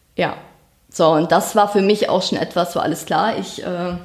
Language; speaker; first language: German; native; German